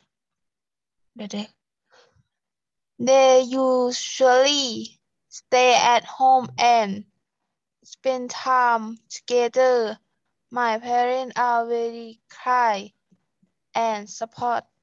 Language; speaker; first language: English; non-native, learner; Lao